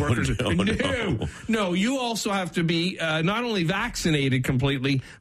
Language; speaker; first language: English; native; English